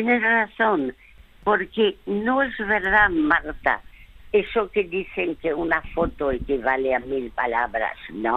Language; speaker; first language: Spanish; early bilingual, other home language; French